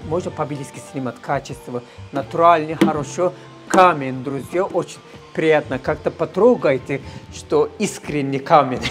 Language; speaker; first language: Russian; non-native, learner; Turkish